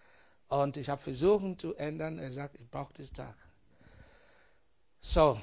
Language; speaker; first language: German; non-native, learner; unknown